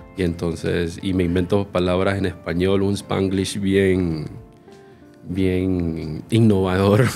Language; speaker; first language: Spanish; early bilingual, other home language; Korean